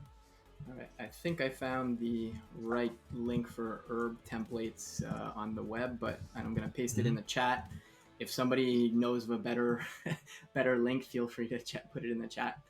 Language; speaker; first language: English; native; English